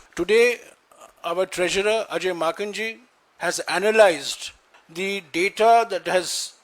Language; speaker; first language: English; non-native, local second language; Hindi